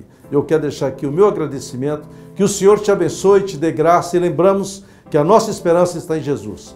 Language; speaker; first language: Portuguese; native; Portuguese